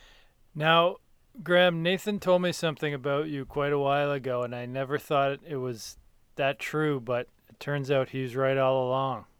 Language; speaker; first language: English; native; English